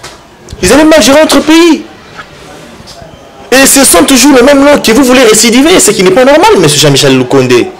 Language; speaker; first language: French; non-native, local second language; Lingala